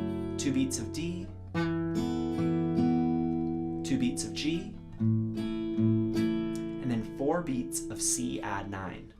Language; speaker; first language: English; native; English